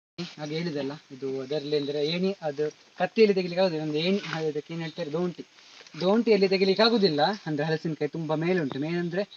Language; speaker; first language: Kannada; non-native, local second language; Tulu